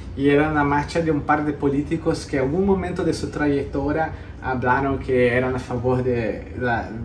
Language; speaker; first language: Spanish; early bilingual, heritage; Spanish